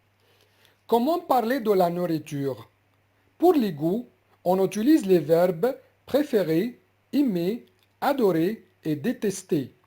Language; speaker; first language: French; non-native, fluent; Arabic